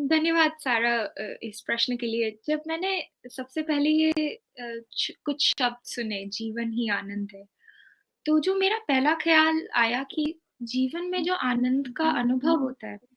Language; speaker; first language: Hindi; native; Hindi